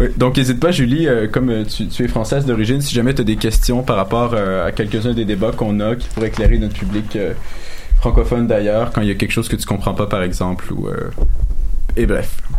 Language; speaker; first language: French; native; French